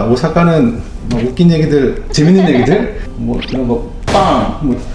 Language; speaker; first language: Korean; native; Korean